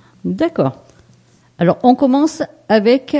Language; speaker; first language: French; native; French